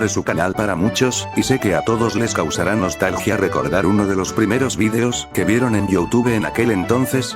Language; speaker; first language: Spanish; native; Spanish